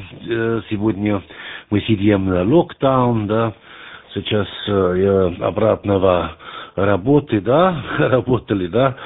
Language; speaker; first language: Russian; non-native, learner; German